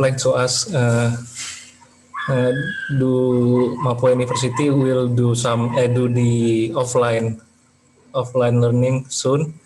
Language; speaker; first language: English; non-native, learner; Indonesian